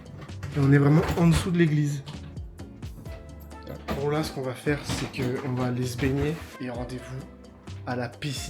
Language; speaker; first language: French; native; French